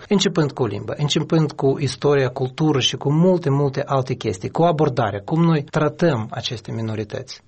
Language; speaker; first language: Romanian; non-native, local second language; Russian